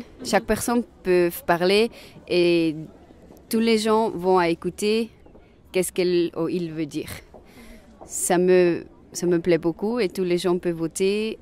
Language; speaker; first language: French; non-native, local second language; German